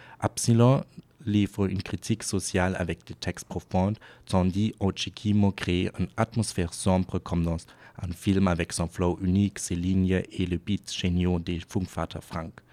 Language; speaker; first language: French; non-native, fluent; German